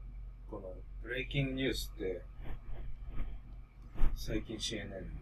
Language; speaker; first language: Japanese; native; Japanese